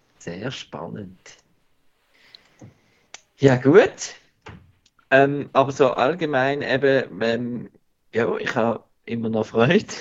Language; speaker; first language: German; native; German